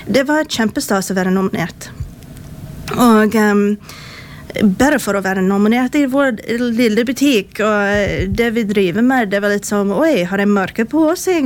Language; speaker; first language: Norwegian; non-native, fluent; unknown